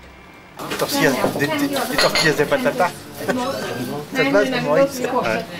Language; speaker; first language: French; native; French